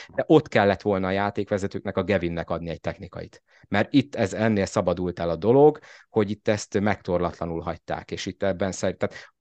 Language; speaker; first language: Hungarian; native; Hungarian